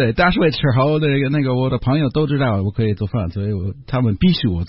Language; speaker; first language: Chinese; non-native, learner; English